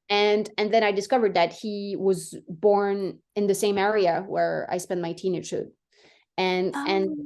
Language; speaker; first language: English; non-native, fluent; French